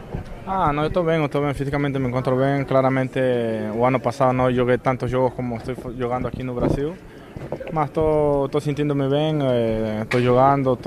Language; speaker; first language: Portuguese; non-native, fluent; Spanish